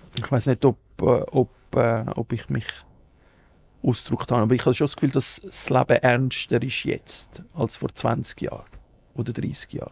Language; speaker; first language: German; early bilingual, other home language; Spanish